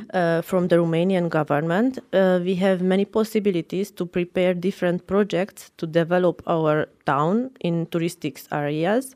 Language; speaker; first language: English; non-native, learner; Romanian